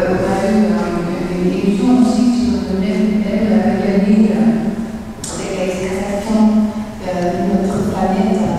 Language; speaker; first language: French; non-native, learner; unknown